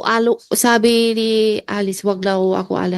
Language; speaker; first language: Filipino; non-native, learner; Chinese